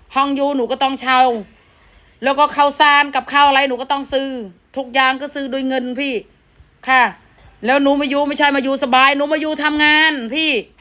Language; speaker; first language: Thai; non-native, fluent; Khmer